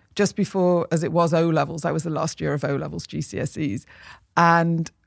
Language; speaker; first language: English; native; English